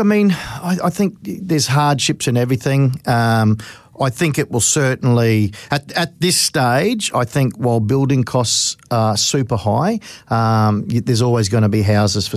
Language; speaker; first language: English; native; English